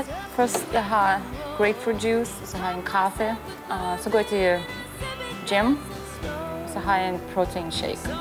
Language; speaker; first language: Danish; non-native, fluent; Russian